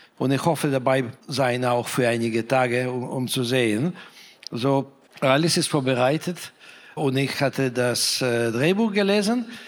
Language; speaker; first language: German; non-native, fluent; Russian